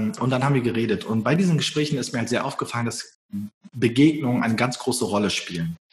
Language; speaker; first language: German; early bilingual, other home language; Turkish